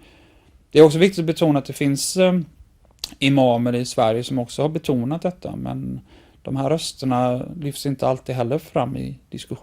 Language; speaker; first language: Swedish; native; Swedish